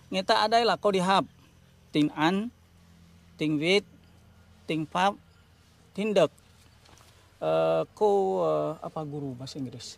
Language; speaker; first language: Indonesian; native; Indonesian